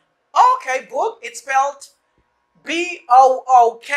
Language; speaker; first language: English; non-native, fluent; Haitian Creole